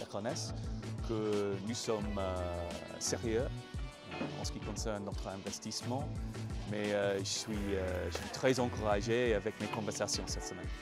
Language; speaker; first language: French; non-native, fluent; English